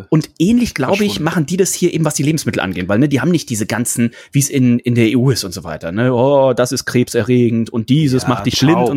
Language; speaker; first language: German; native; German